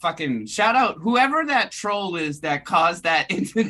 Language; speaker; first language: English; native; English